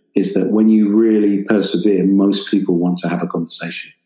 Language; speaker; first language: English; native; English